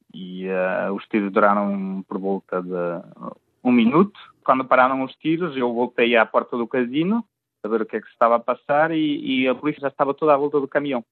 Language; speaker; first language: Portuguese; native; Portuguese